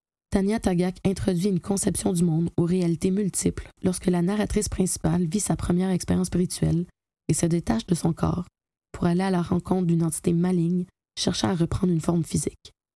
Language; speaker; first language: French; native; French